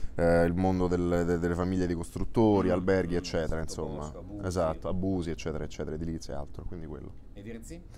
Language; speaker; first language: Italian; native; Italian